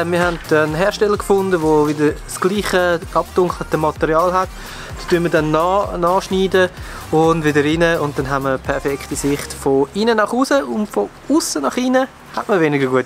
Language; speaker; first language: German; native; German